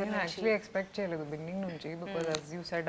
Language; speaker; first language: Telugu; non-native, fluent; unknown